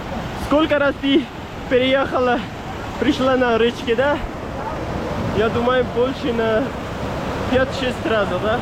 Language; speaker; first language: Russian; non-native, learner; Pashto